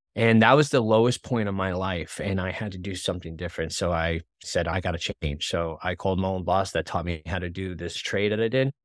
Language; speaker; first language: English; native; English